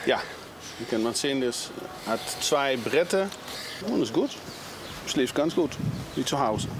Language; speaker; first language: German; non-native, learner; Dutch